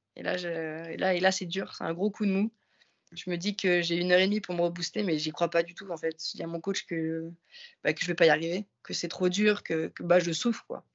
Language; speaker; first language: French; native; French